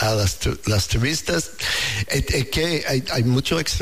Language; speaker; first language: Spanish; non-native, learner; English